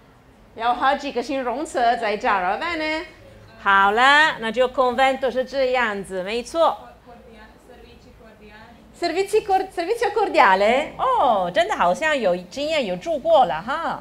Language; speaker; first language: Chinese; non-native, fluent; Italian